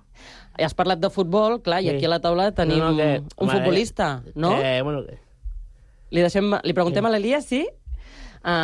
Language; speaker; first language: Catalan; native; Catalan